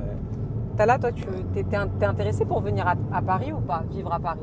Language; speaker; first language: French; native; French